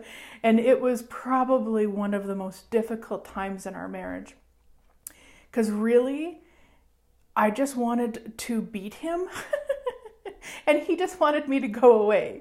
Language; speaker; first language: English; native; English